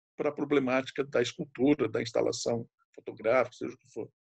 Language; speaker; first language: Portuguese; native; Portuguese